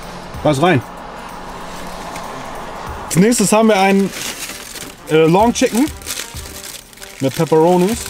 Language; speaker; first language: German; native; German